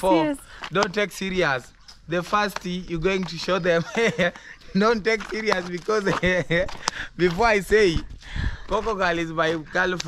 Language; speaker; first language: English; non-native, learner; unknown